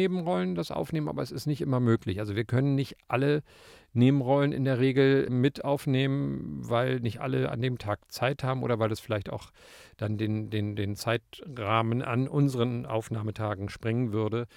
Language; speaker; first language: German; native; German